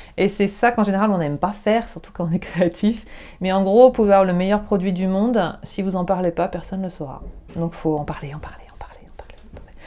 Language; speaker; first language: French; native; French